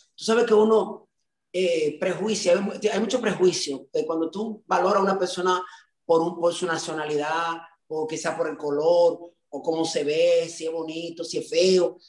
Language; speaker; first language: Spanish; native; Spanish